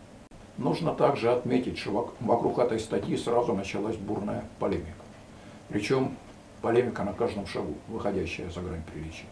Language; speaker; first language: Russian; native; Russian